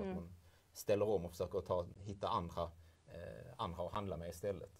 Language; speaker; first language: Swedish; native; Swedish